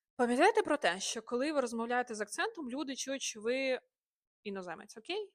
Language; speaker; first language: Ukrainian; native; Ukrainian